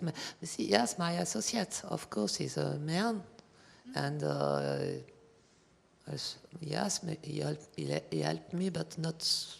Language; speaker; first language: English; non-native, learner; French